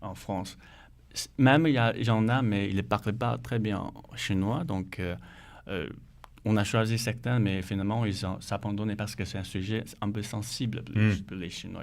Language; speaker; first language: French; non-native, learner; Chinese